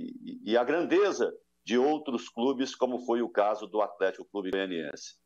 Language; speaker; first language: Portuguese; native; Portuguese